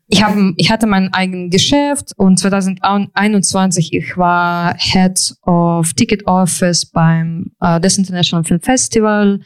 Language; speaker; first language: German; non-native, fluent; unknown